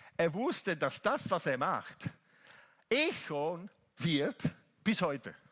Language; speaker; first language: German; non-native, fluent; Italian